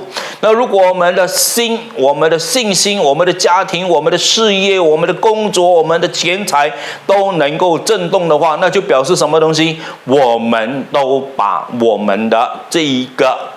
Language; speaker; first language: Chinese; native; Chinese